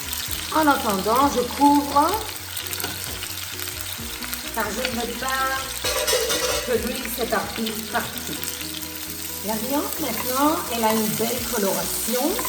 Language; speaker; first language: French; non-native, fluent; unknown